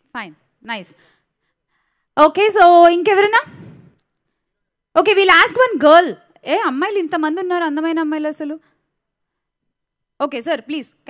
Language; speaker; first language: Telugu; native; Telugu